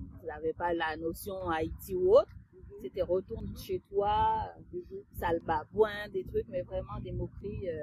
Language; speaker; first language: French; early bilingual, other home language; Haitian Creole